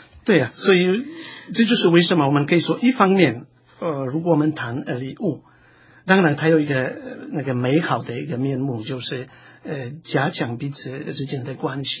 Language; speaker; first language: Chinese; non-native, fluent; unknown